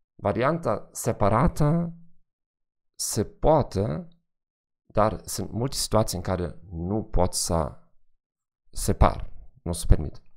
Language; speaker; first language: Romanian; non-native, fluent; German